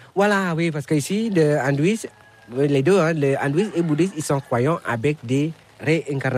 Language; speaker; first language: French; non-native, learner; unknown